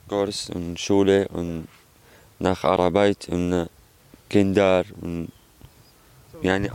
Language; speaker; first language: German; non-native, learner; Arabic